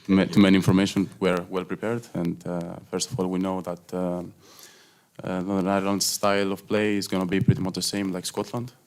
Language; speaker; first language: English; non-native, fluent; Greek